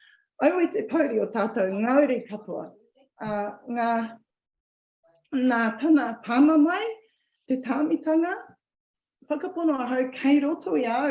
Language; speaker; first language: Māori; non-native, local second language; English